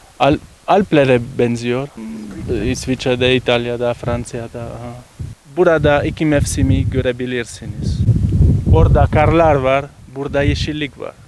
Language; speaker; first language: Turkish; non-native, learner; French